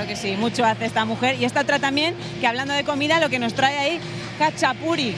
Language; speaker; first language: Spanish; native; Spanish